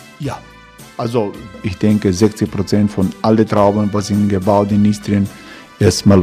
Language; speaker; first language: German; non-native, learner; Croatian